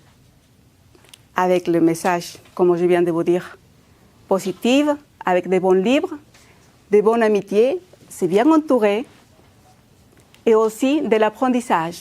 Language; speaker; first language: French; non-native, fluent; Spanish